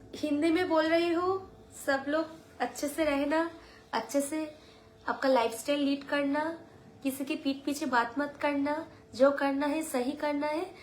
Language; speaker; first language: Hindi; non-native, local second language; Bangla